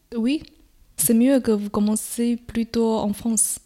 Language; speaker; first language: French; non-native, fluent; Chinese